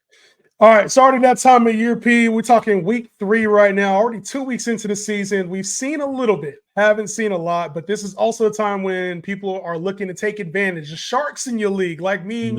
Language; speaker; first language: English; native; English